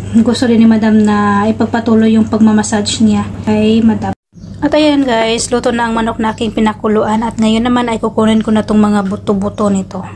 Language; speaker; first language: Filipino; non-native, local second language; Cebuano